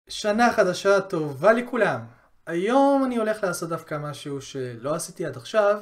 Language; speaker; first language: Hebrew; early bilingual, other home language; Korean